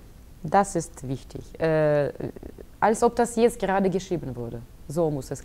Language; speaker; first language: German; non-native, fluent; Russian